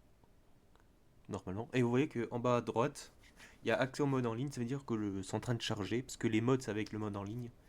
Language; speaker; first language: French; native; French